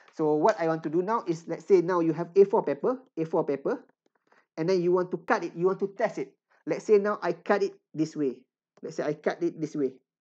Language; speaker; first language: English; non-native, local second language; Malay